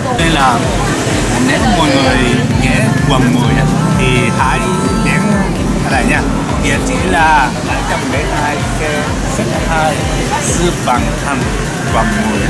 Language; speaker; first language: Vietnamese; non-native, learner; Japanese